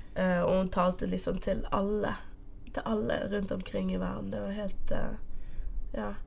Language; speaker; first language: Norwegian; early bilingual, other home language; Portuguese